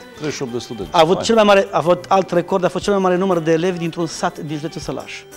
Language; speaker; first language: Romanian; native; Romanian